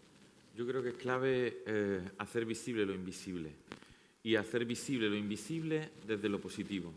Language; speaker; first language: Spanish; native; Spanish